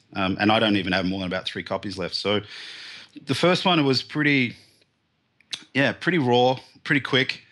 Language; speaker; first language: English; native; English